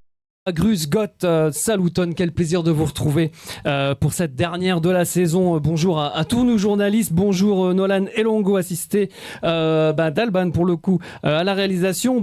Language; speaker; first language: French; native; French